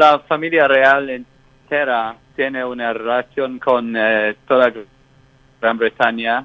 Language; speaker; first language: Spanish; non-native, fluent; English